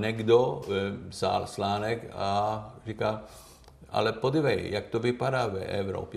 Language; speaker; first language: Czech; non-native, learner; Swedish